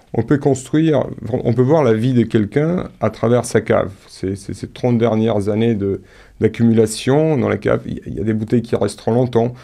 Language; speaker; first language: French; non-native, fluent; Romanian